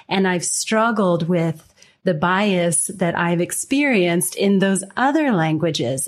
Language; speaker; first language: English; native; English